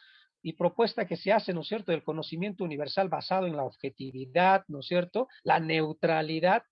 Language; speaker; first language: Spanish; non-native, local second language; Quechua